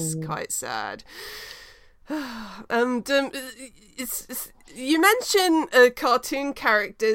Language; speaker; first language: English; native; English